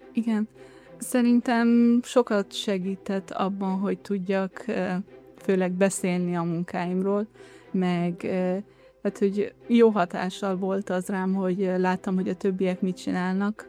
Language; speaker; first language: Hungarian; early bilingual, heritage; Hungarian